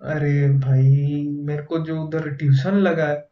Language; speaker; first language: Hindi; native; Hindi